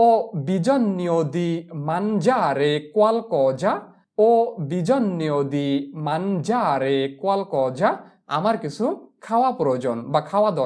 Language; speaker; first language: Italian; non-native, fluent; Bangla